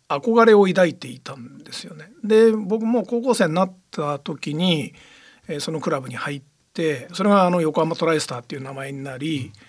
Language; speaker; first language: Japanese; native; Japanese